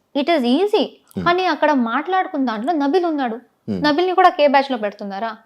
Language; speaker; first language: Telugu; non-native, local second language; Tamil